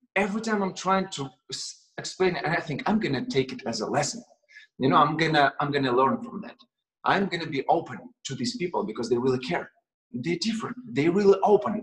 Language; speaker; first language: English; non-native, fluent; Russian